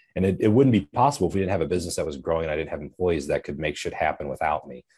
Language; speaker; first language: English; native; English